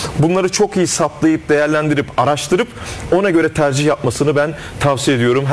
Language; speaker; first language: Turkish; native; Turkish